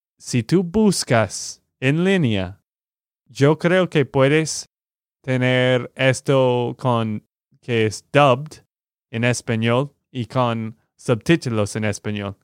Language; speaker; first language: Spanish; non-native, learner; English